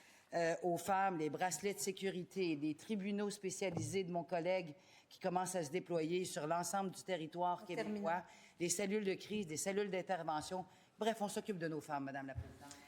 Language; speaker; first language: French; native; French